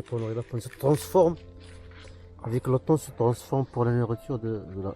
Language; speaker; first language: French; non-native, learner; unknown